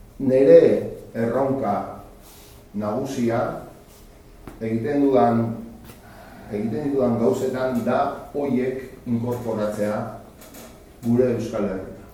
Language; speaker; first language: Basque; non-native, local second language; Spanish